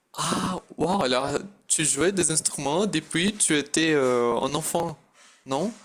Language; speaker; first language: French; non-native, fluent; Portuguese